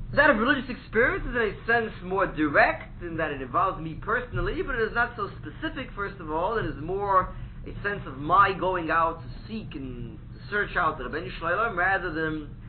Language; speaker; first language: English; native; English